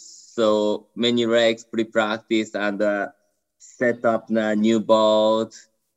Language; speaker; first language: English; non-native, learner; Japanese